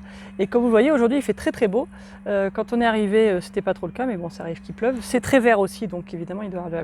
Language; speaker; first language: French; native; French